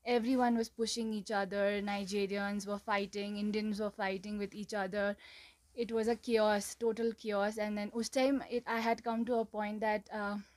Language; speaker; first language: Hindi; non-native, local second language; Nepali